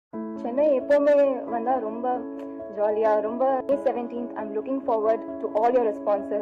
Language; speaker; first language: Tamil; non-native, fluent; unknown